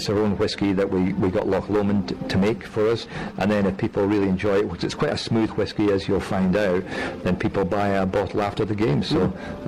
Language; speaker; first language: English; native; English